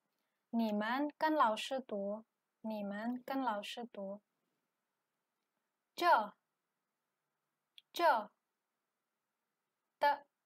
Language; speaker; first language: Chinese; non-native, fluent; Indonesian